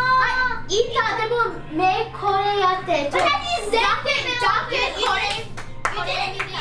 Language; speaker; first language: Japanese; non-native, learner; English